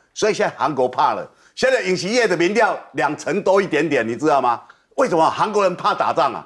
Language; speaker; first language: Chinese; native; Chinese